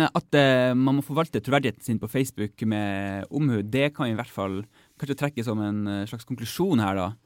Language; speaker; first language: Norwegian; native; Norwegian